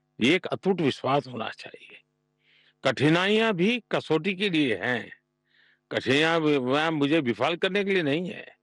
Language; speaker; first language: Hindi; non-native, local second language; Gujarati